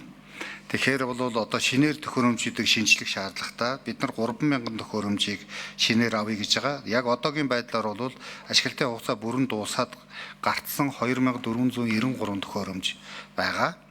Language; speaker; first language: Mongolian; native; Mongolian